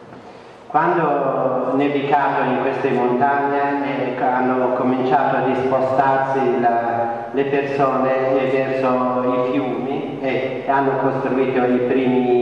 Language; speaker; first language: Italian; non-native, fluent; Central Kurdish